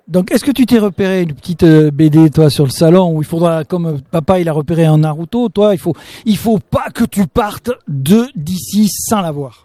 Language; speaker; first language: French; native; French